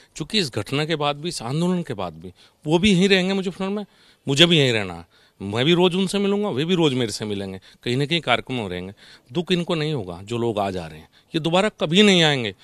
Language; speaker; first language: Hindi; native; Hindi